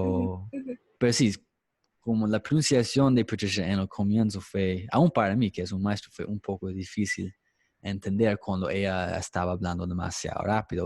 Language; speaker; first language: Spanish; non-native, fluent; English